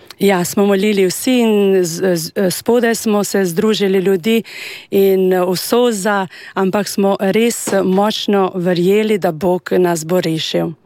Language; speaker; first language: Slovenian; non-native, fluent; Albanian